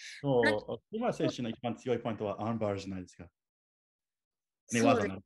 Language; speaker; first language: Japanese; non-native, learner; English